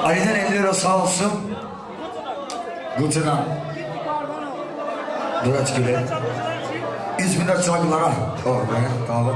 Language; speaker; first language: Turkish; native; Turkish